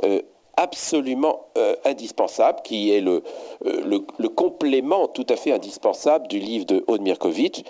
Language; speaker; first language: French; native; French